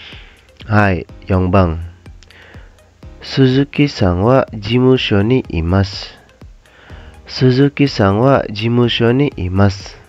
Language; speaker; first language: Japanese; non-native, fluent; Indonesian